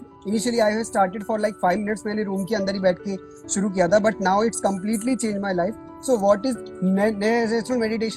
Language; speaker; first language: Hindi; native; Hindi